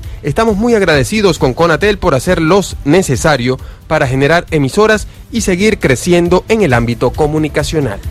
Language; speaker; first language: Spanish; native; Spanish